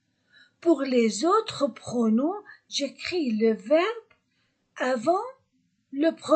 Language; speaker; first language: French; non-native, fluent; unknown